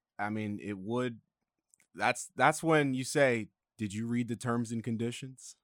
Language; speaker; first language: English; native; English